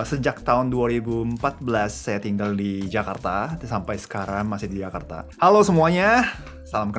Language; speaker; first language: Indonesian; non-native, fluent; Japanese